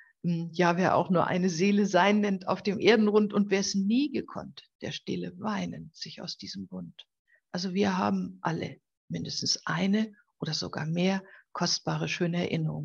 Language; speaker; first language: German; native; German